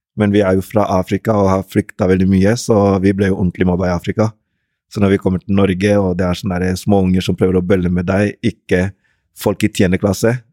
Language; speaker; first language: Norwegian; early bilingual, other home language; Rundi